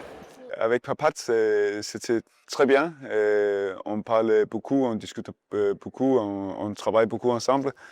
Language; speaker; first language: French; non-native, learner; Danish